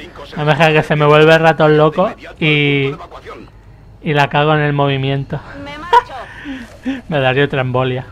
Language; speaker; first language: Spanish; native; Spanish